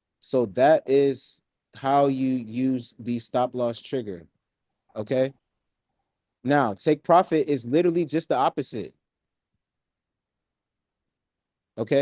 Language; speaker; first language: English; native; English